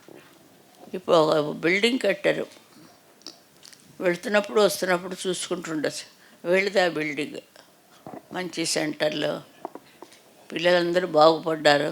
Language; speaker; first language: Telugu; native; Telugu